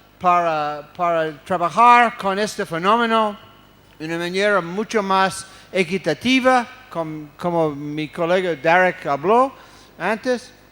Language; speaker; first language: Spanish; non-native, fluent; English